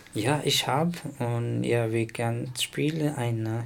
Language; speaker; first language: German; non-native, learner; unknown